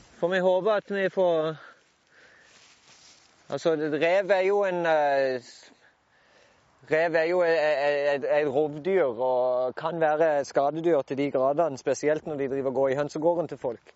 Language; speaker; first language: Norwegian; native; Norwegian